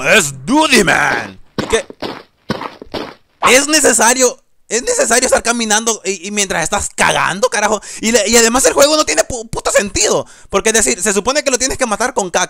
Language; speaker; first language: Spanish; native; Spanish